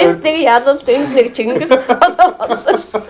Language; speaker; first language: Mongolian; non-native, fluent; Russian